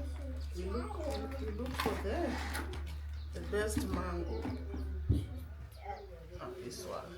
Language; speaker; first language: English; non-native, local second language; Swahili